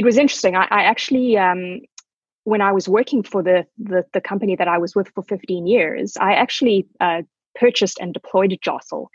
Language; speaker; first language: English; native; English